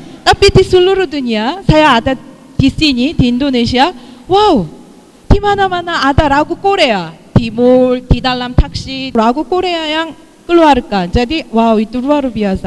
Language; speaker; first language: Indonesian; non-native, fluent; Korean